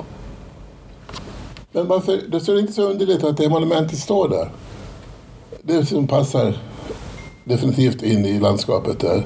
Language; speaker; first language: Swedish; native; Swedish